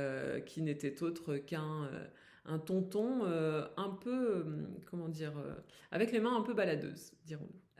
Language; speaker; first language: French; native; French